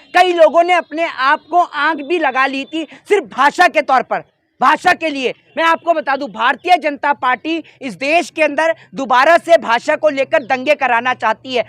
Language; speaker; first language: Hindi; native; Hindi